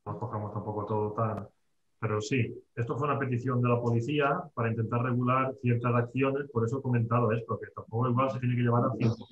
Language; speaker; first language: Spanish; non-native, local second language; Catalan